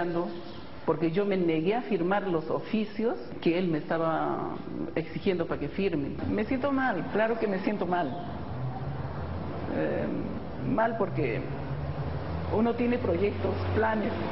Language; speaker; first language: Spanish; native; Spanish